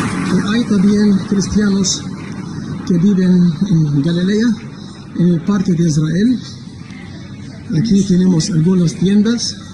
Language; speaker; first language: Spanish; non-native, fluent; Arabic